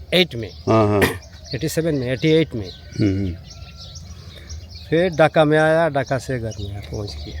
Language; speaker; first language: Hindi; non-native, learner; Bangla